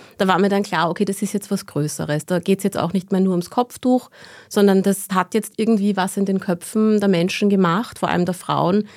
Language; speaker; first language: German; early bilingual, other home language; Persian